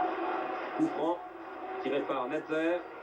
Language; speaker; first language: French; native; French